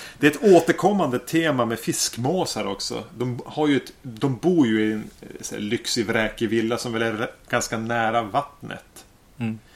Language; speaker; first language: Swedish; native; Swedish